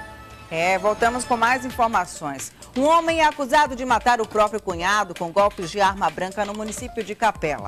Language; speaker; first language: Portuguese; native; Portuguese